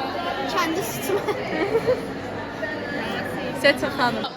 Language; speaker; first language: Turkish; non-native, learner; Azerbaijani